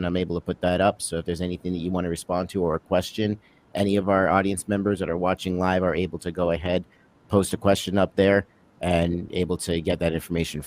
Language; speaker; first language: English; native; English